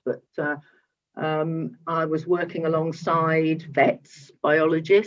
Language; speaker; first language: English; native; English